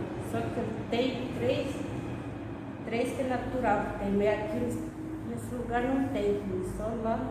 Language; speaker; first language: Portuguese; non-native, local second language; Guarani